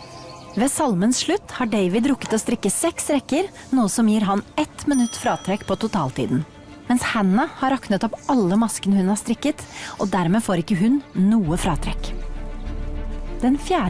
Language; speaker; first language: Norwegian; native; Norwegian